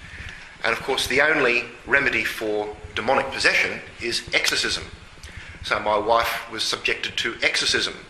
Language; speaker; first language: English; native; English